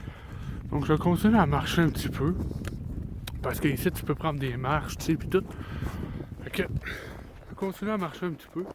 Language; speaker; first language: French; native; French